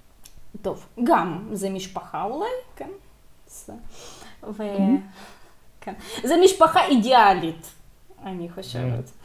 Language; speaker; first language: Hebrew; non-native, fluent; Russian